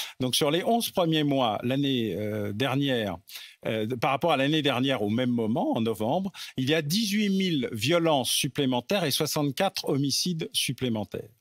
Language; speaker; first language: French; native; French